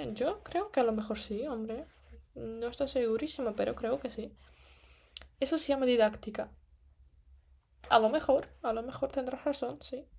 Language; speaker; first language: Spanish; non-native, fluent; Russian